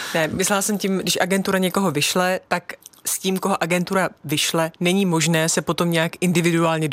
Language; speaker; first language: Czech; native; Czech